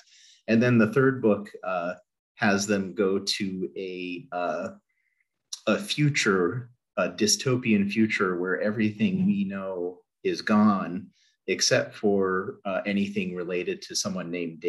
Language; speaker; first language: English; native; English